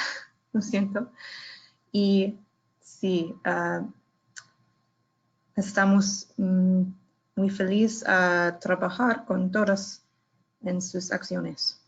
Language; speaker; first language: Spanish; non-native, learner; English